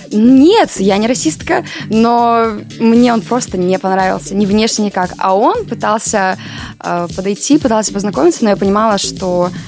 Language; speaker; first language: Russian; native; Russian